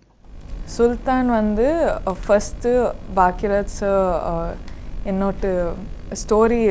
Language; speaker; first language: Tamil; non-native, learner; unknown